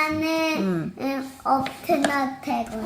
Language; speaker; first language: Korean; early bilingual, other home language; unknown